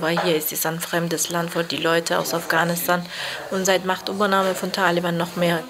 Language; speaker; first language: German; non-native, fluent; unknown